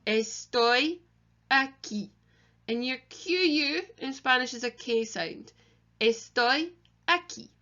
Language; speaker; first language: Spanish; non-native, learner; English